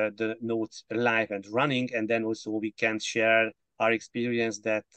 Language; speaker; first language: English; non-native, fluent; Hungarian